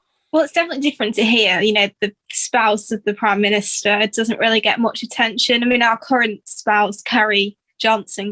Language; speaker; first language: English; native; English